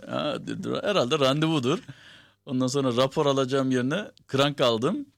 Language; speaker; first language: Turkish; native; Turkish